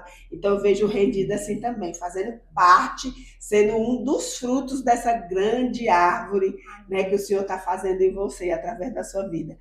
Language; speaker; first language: Portuguese; native; Portuguese